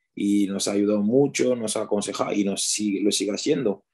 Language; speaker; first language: Spanish; early bilingual, other home language; French